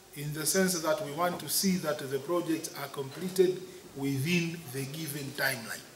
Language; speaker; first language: English; non-native, local second language; Swahili